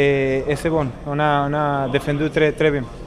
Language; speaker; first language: French; non-native, learner; Spanish